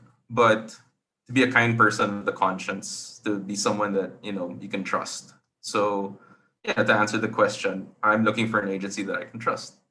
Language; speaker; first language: English; non-native, local second language; Filipino